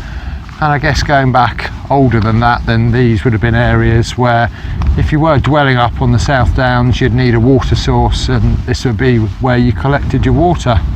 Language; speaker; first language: English; native; English